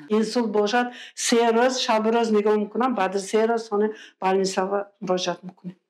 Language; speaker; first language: Tajik; non-native, local second language; Kyrgyz